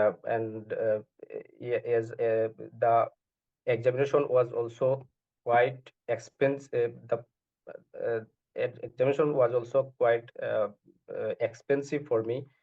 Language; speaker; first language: English; non-native, learner; Bangla